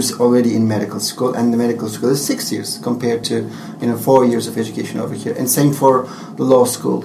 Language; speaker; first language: English; non-native, fluent; Turkish